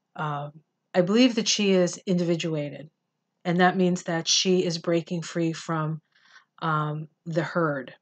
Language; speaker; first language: English; native; English